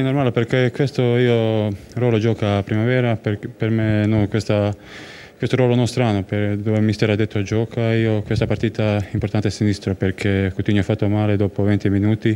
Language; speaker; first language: Italian; non-native, learner; Croatian